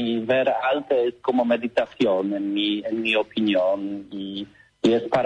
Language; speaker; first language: Spanish; non-native, learner; Polish